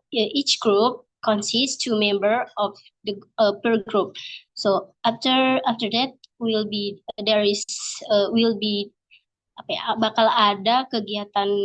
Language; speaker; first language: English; non-native, learner; Indonesian